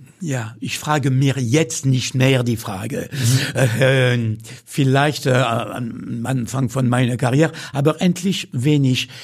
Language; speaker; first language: German; non-native, fluent; French